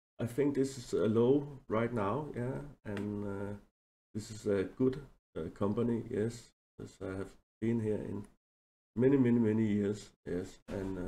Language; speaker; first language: English; non-native, learner; Danish